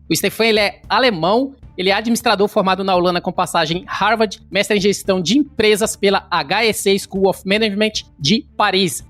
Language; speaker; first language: Portuguese; native; Portuguese